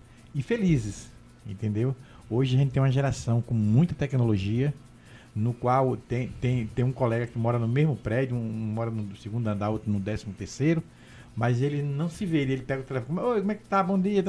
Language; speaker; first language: Portuguese; native; Portuguese